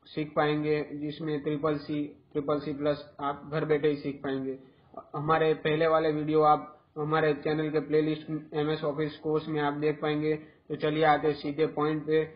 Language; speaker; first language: Hindi; non-native, local second language; Gujarati